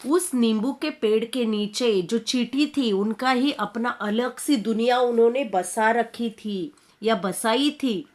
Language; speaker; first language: Hindi; non-native, local second language; Marathi